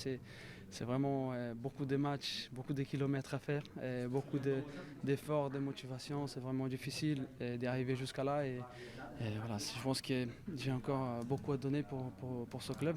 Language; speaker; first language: French; non-native, fluent; Portuguese